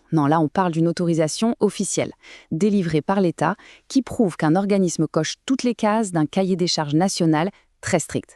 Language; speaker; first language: French; native; French